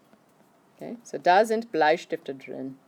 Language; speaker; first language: German; non-native, fluent; English